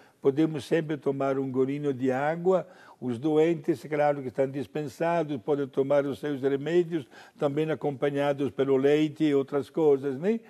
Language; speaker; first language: Portuguese; non-native, fluent; Italian